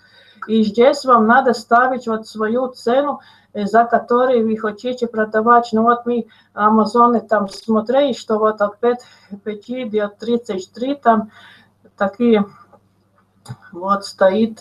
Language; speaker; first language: Russian; non-native, local second language; Latvian